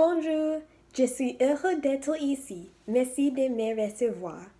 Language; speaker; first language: French; non-native, fluent; English